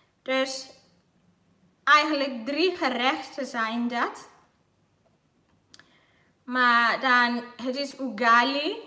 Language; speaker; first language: Dutch; non-native, learner; Swahili